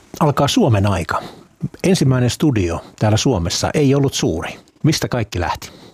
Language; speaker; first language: Finnish; native; Finnish